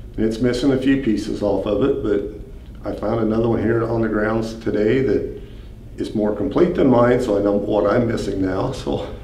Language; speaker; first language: English; native; English